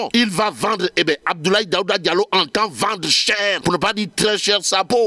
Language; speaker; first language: French; non-native, local second language; Wolof